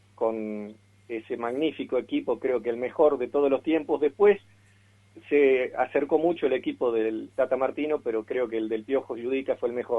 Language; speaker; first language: Spanish; native; Spanish